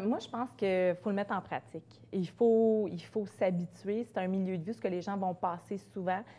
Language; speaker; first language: French; native; French